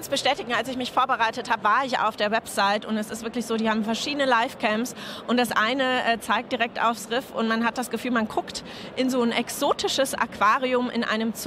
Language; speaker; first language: German; native; German